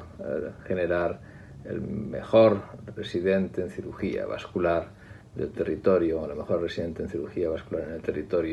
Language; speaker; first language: Spanish; native; Spanish